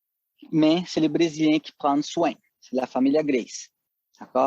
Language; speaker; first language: French; non-native, fluent; Portuguese